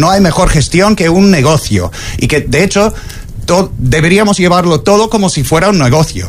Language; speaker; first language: Spanish; non-native, fluent; English